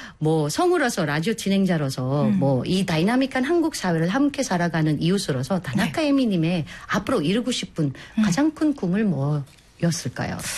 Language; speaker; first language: Korean; non-native, fluent; Filipino